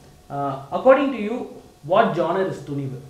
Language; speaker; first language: Tamil; native; Tamil